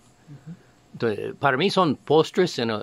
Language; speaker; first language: Spanish; non-native, fluent; English